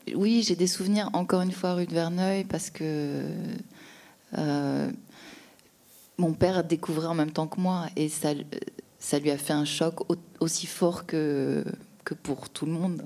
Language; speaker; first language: French; native; French